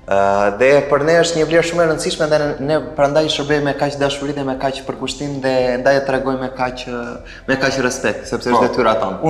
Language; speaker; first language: Albanian; native; Albanian